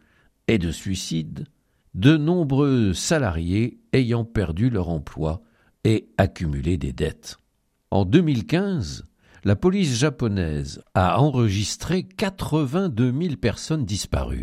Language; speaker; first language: French; native; French